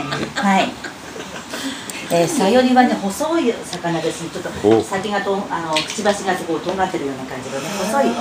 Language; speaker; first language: Japanese; native; Japanese